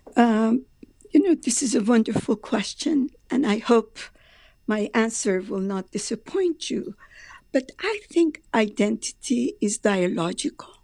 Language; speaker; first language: English; non-native, fluent; Persian